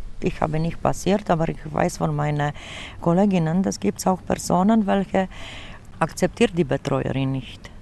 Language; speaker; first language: German; non-native, fluent; Romanian